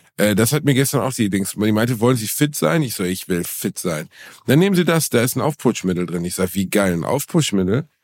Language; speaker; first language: German; native; German